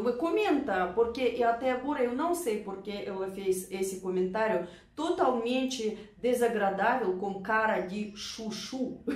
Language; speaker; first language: Portuguese; non-native, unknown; Russian